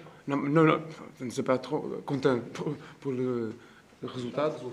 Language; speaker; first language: French; non-native, learner; Portuguese